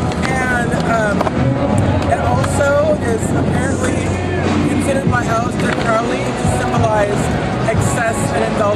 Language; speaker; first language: English; native; English